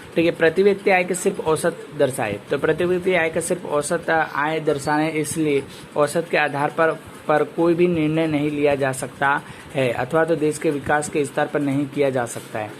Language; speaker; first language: Hindi; non-native, local second language; Gujarati